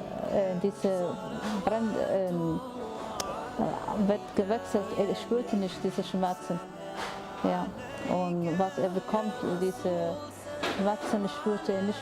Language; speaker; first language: German; non-native, learner; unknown